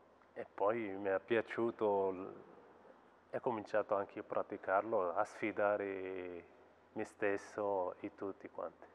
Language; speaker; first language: Italian; non-native, fluent; Arabic